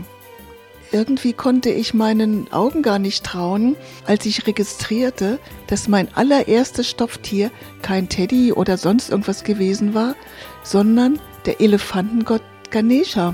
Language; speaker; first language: German; native; German